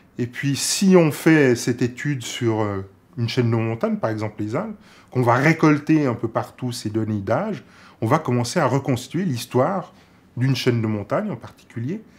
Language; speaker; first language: French; native; French